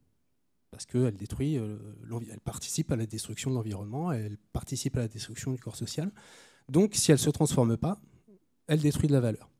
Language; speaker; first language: French; native; French